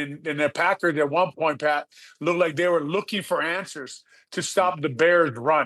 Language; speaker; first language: English; native; English